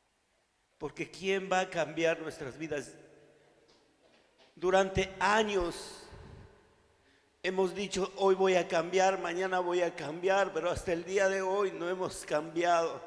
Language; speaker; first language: Spanish; native; Spanish